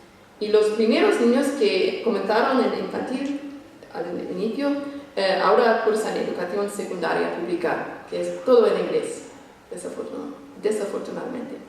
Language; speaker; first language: Spanish; non-native, fluent; English